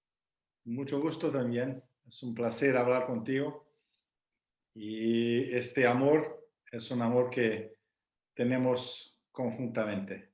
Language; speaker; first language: Spanish; non-native, fluent; Portuguese